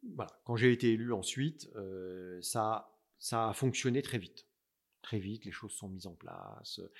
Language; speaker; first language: French; native; French